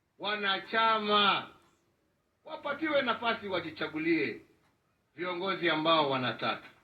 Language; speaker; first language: Swahili; non-native, local second language; Kikuyu